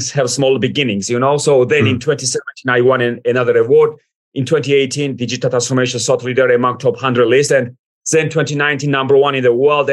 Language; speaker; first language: English; non-native, fluent; Georgian